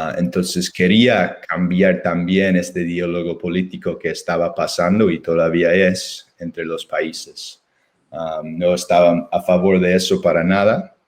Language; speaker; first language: Spanish; non-native, fluent; English